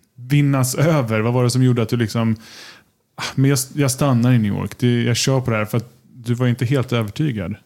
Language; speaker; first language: Swedish; native; Swedish